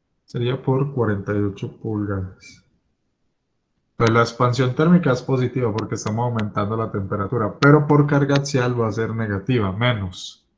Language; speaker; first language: Spanish; native; Spanish